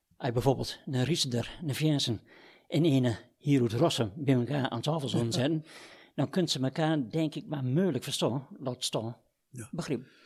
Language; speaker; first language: Dutch; native; Dutch